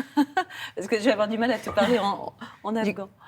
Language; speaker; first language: French; native; French